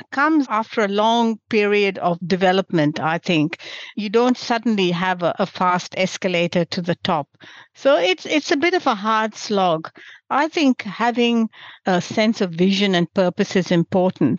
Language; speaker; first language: English; non-native, local second language; Gujarati